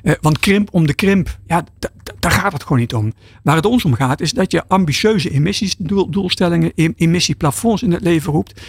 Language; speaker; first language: Dutch; native; Dutch